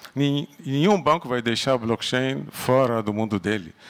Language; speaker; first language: Portuguese; non-native, fluent; Arabic